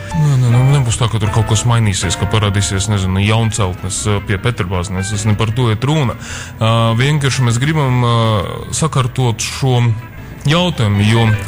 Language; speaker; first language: Latvian; non-native, local second language; Russian